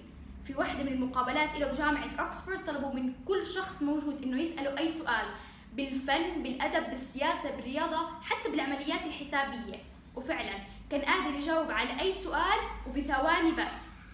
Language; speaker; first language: Arabic; native; Arabic